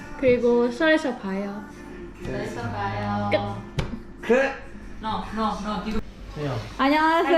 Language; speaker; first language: Korean; non-native, learner; Indonesian